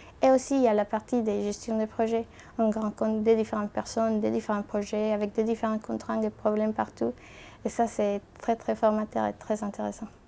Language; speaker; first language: French; non-native, fluent; Spanish